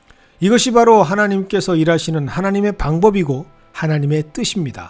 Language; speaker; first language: Korean; native; Korean